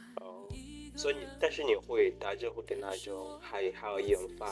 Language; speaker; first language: Chinese; non-native, fluent; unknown